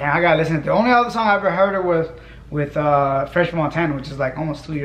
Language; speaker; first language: English; native; English